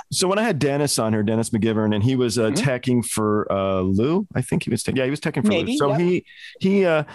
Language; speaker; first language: English; native; English